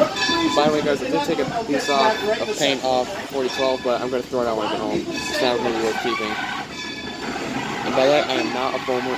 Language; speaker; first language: English; native; English